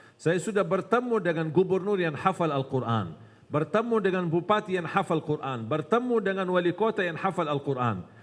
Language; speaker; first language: Malay; non-native, fluent; Arabic